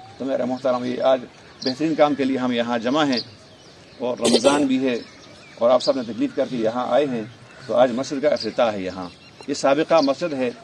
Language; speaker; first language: Urdu; non-native, local second language; Pashto